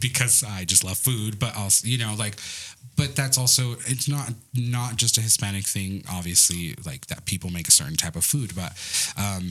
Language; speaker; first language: English; early bilingual, other home language; Spanish